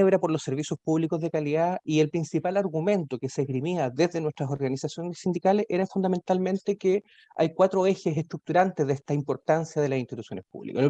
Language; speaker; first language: Spanish; native; Spanish